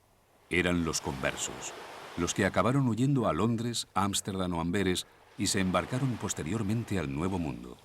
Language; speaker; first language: Spanish; native; Spanish